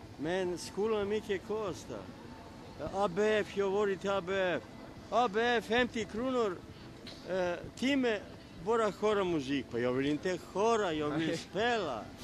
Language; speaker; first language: Swedish; non-native, learner; Serbian